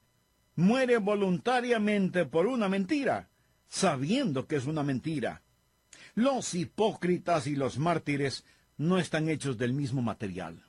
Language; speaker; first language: Spanish; native; Spanish